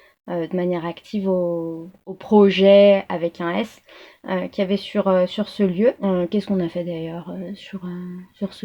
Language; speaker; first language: French; native; French